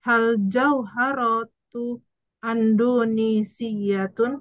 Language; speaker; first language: Arabic; non-native, learner; Indonesian